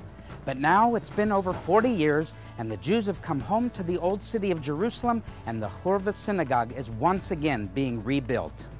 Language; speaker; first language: English; native; English